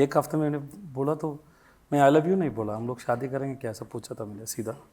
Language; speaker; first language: Hindi; non-native, local second language; Tamil